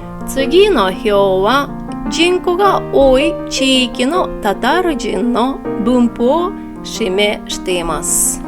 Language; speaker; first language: Japanese; non-native, fluent; Tatar